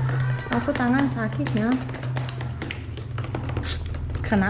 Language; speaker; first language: Indonesian; non-native, learner; Serbian